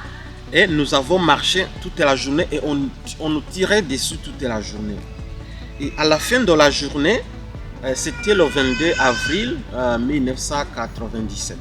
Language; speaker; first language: French; non-native, local second language; Kinyarwanda